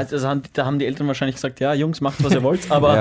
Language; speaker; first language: German; native; German